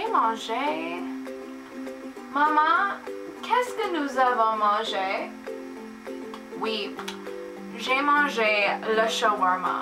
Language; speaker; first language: French; non-native, learner; English